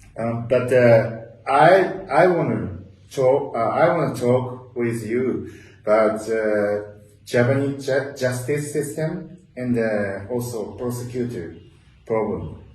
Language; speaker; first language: English; non-native, learner; Japanese